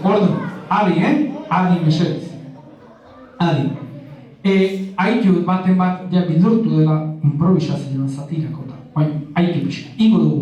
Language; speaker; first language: Basque; native; Basque